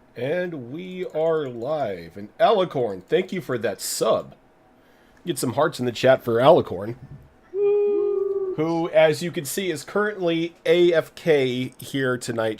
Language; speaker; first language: English; native; English